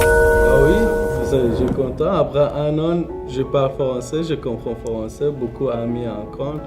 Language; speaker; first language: French; non-native, learner; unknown